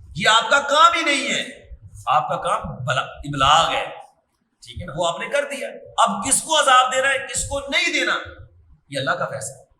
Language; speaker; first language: Urdu; non-native, local second language; Punjabi